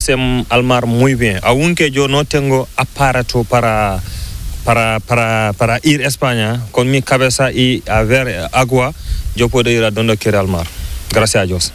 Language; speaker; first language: Spanish; non-native, learner; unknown